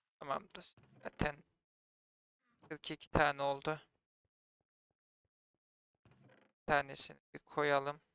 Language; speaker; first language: Turkish; native; Turkish